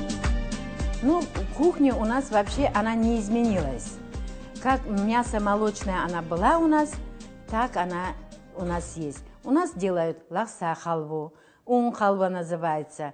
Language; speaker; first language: Russian; non-native, local second language; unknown